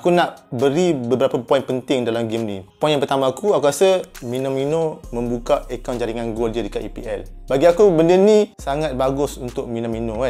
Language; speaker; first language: Malay; native; Malay